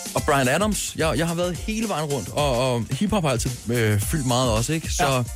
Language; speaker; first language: Danish; native; Danish